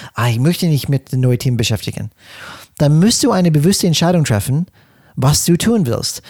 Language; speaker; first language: German; non-native, fluent; English